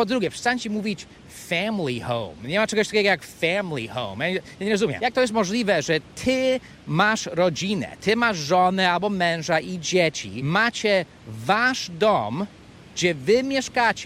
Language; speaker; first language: Polish; non-native, fluent; English